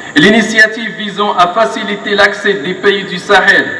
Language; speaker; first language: French; non-native, local second language; Arabic